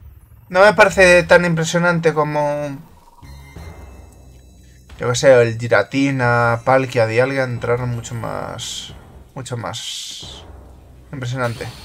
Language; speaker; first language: Spanish; native; Spanish